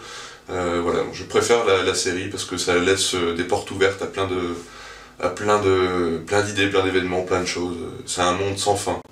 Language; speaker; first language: French; native; French